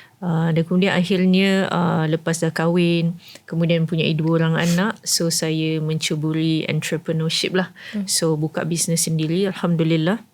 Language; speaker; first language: Malay; early bilingual, heritage; Malay